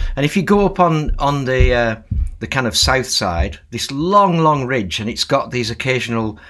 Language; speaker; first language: English; native; English